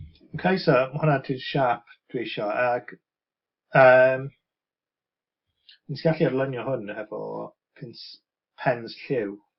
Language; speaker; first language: Welsh; non-native, local second language; English